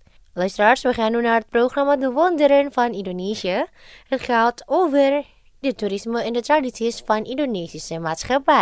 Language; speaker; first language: Dutch; non-native, fluent; Indonesian